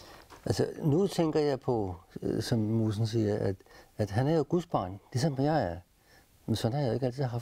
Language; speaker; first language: Danish; native; Danish